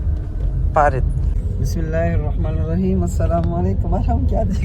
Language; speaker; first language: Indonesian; non-native, learner; Urdu